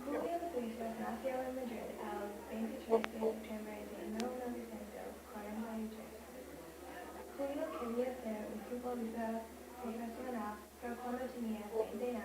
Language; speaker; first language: Spanish; non-native, learner; English